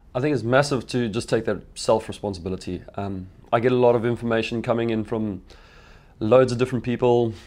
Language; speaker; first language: English; native; English